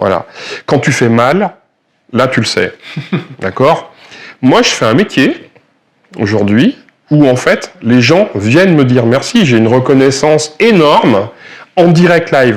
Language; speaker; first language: French; native; French